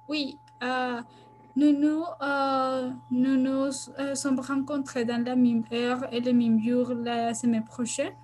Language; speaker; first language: French; non-native, learner; Spanish